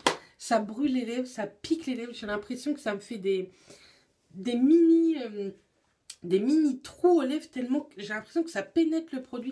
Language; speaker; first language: French; native; French